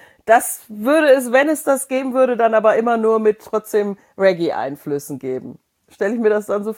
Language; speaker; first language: German; native; German